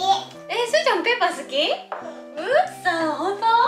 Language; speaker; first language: Japanese; native; Japanese